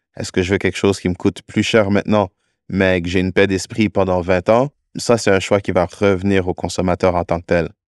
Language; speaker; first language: French; native; French